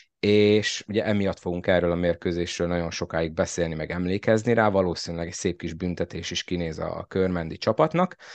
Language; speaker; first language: Hungarian; native; Hungarian